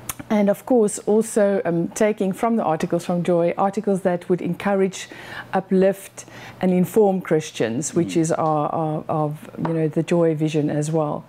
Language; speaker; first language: English; non-native, local second language; Afrikaans